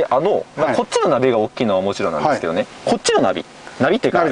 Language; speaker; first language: Japanese; native; Japanese